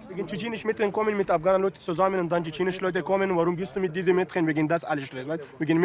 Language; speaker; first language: German; non-native, learner; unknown